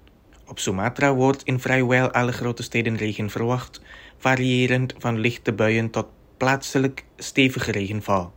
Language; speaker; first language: Dutch; non-native, fluent; Indonesian